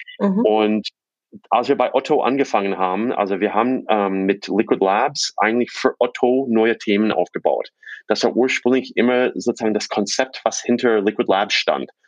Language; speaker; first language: German; non-native, fluent; English